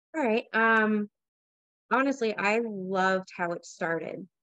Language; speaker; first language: English; native; English